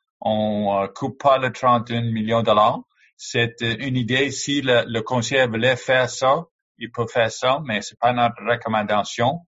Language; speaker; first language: French; non-native, learner; English